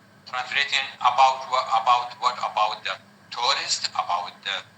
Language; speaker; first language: English; non-native, learner; Arabic